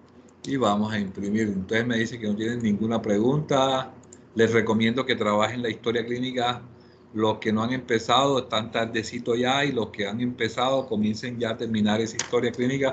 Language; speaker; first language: Spanish; native; Spanish